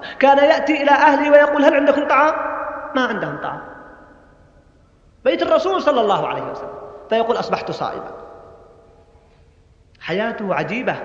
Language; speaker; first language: Arabic; native; Arabic